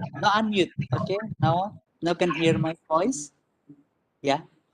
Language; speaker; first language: English; non-native, learner; Indonesian